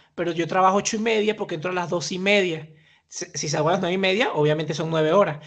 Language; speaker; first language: Spanish; native; Spanish